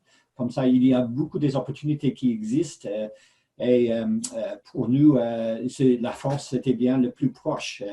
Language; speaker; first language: French; non-native, fluent; English